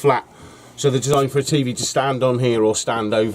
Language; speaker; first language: English; native; English